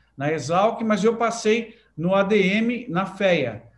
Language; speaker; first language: Portuguese; native; Portuguese